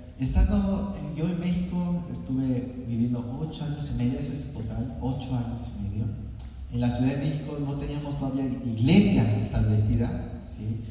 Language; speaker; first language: Spanish; early bilingual, other home language; Korean